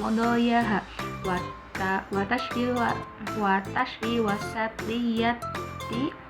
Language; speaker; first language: Arabic; non-native, learner; Indonesian